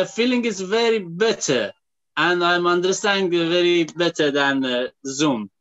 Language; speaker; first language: English; non-native, learner; Persian